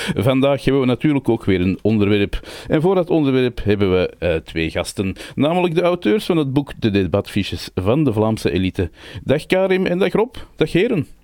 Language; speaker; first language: Dutch; native; Dutch